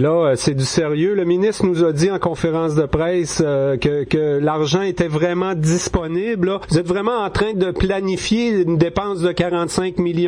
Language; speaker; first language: French; native; French